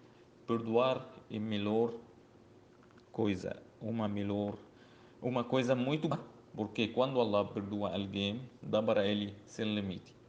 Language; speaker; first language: Portuguese; non-native, learner; Arabic